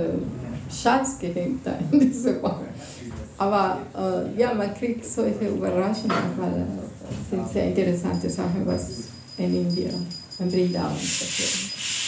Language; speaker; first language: German; non-native, fluent; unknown